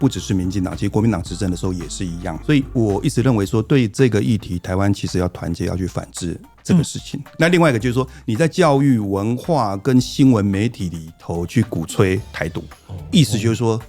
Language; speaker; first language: Chinese; native; Chinese